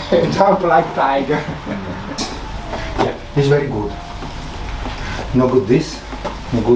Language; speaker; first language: English; non-native, learner; Italian